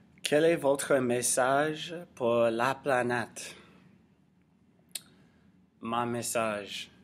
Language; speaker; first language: French; non-native, learner; English